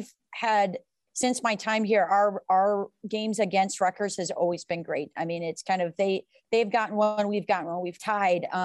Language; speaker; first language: English; native; English